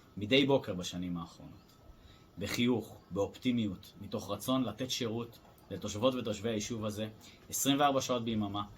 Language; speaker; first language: Hebrew; native; Hebrew